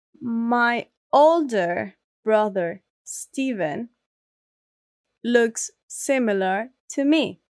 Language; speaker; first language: English; non-native, learner; Spanish